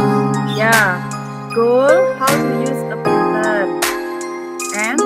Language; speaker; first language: English; non-native, fluent; Indonesian